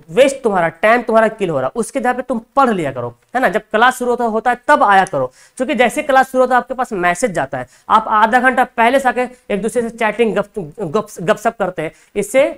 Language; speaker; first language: Hindi; native; Hindi